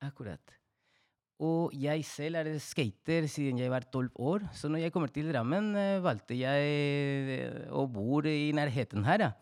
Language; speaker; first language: Norwegian; non-native, fluent; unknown